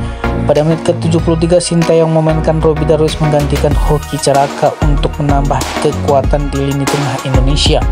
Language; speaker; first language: Indonesian; native; Indonesian